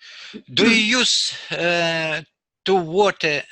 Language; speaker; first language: English; non-native, learner; Russian